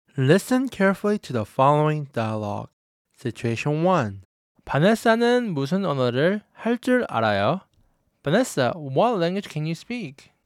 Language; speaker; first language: English; native; English